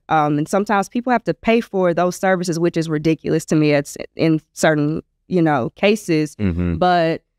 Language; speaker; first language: English; native; English